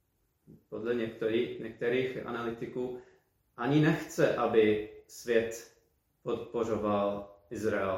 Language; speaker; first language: Czech; non-native, fluent; English